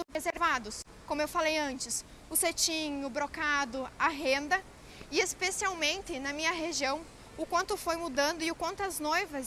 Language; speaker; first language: Portuguese; native; Portuguese